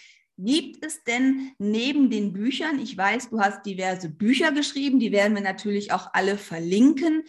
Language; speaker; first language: German; native; German